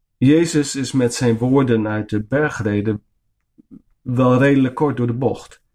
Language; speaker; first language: Dutch; non-native, local second language; Western Frisian